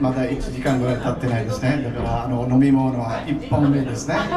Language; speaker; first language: Japanese; non-native, fluent; Filipino